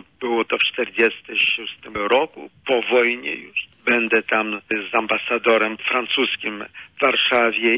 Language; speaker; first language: Polish; early bilingual, heritage; Polish